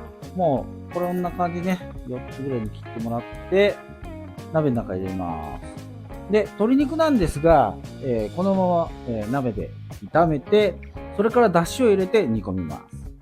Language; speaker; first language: Japanese; native; Japanese